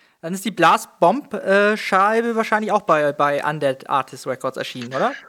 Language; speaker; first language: German; native; German